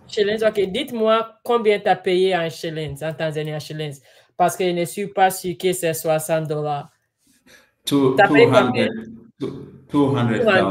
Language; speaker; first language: French; non-native, learner; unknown